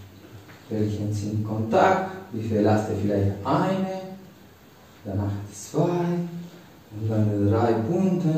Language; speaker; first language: German; non-native, learner; Spanish